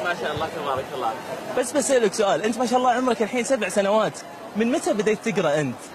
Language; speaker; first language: Arabic; native; Arabic